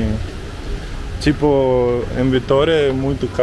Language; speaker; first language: Portuguese; non-native, learner; Russian